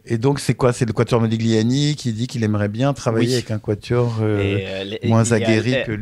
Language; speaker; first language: French; native; French